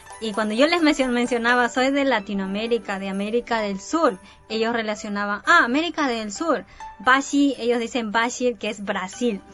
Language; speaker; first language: Spanish; native; Spanish